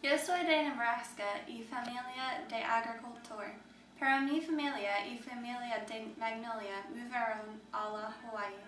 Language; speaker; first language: Spanish; non-native, learner; English